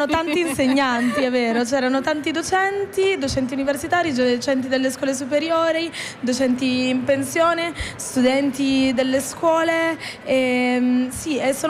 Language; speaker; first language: Italian; native; Italian